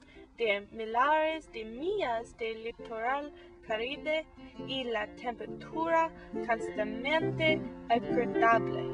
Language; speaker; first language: Spanish; non-native, learner; English